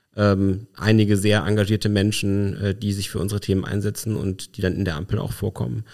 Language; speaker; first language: German; native; German